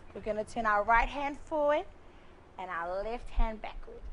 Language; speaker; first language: English; native; English